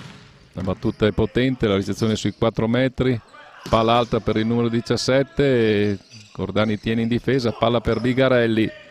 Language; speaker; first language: Italian; native; Italian